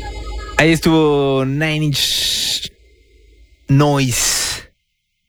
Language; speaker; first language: Spanish; native; Spanish